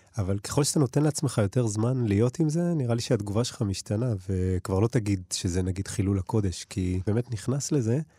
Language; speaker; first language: Hebrew; early bilingual, other home language; Russian